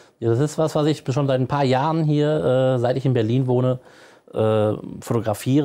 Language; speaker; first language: German; native; German